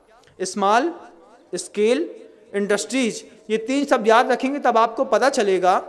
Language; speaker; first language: Hindi; native; Hindi